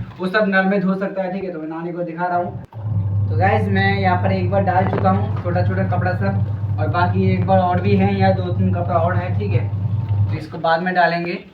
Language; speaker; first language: Hindi; non-native, local second language; Bangla